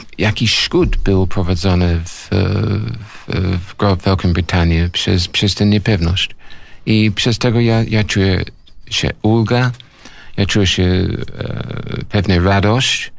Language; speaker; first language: Polish; non-native, fluent; English